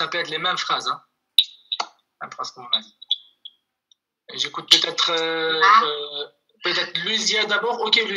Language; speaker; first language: French; non-native, fluent; Kurdish